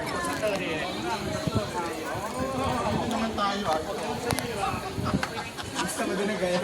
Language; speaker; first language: Thai; native; Thai